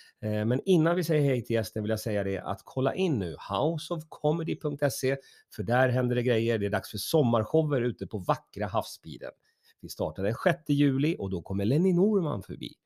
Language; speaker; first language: Swedish; native; Swedish